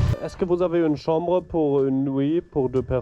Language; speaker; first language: French; non-native, learner; German